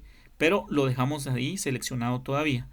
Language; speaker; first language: Spanish; native; Spanish